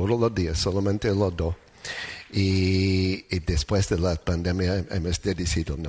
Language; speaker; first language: Spanish; non-native, learner; English